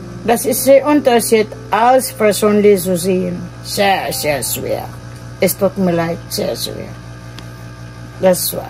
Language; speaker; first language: German; non-native, learner; Filipino